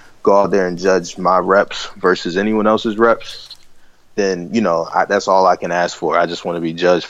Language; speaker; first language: English; native; English